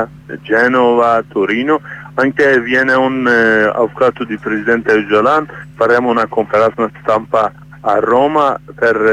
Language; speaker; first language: Italian; non-native, learner; Kurdish